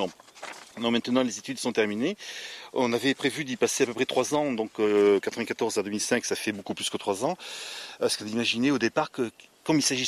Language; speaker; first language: French; native; French